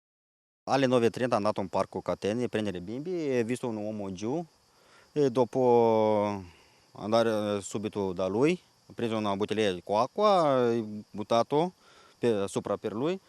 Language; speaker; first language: Italian; non-native, learner; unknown